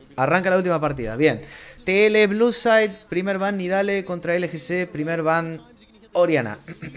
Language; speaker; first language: Spanish; native; Spanish